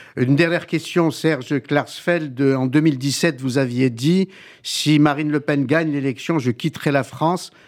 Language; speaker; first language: French; native; French